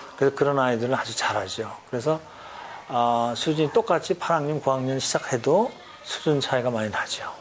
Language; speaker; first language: Korean; native; Korean